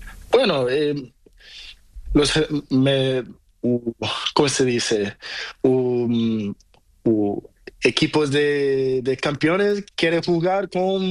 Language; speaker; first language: Spanish; non-native, learner; Portuguese